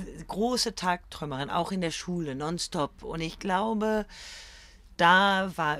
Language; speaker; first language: German; early bilingual, other home language; French